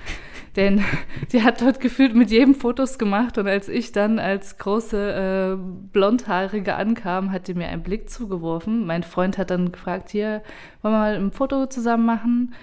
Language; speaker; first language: German; native; German